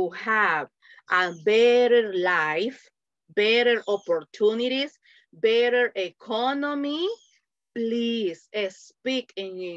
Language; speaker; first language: English; non-native, fluent; Spanish